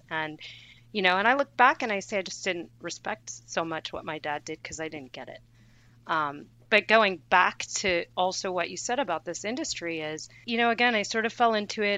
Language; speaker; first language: English; native; English